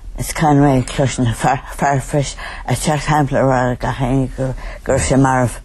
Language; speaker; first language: Irish; native; Irish